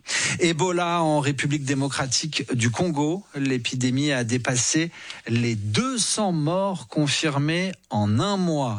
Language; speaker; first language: French; native; French